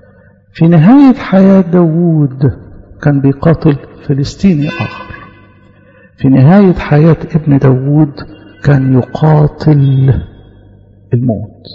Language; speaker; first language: Arabic; native; Arabic